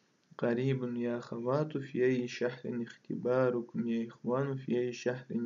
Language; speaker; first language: Arabic; non-native, fluent; Russian